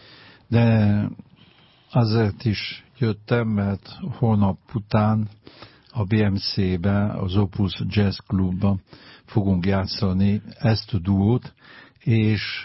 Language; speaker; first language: Hungarian; non-native, fluent; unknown